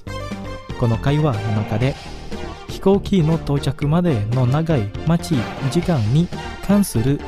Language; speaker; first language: Japanese; non-native, fluent; Indonesian